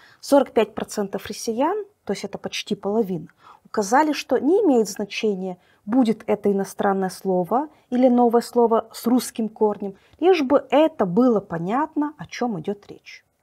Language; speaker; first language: Russian; native; Russian